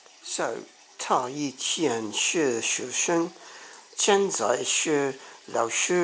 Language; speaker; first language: Chinese; non-native, learner; English